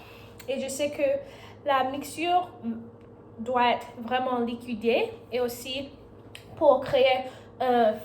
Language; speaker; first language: French; non-native, learner; English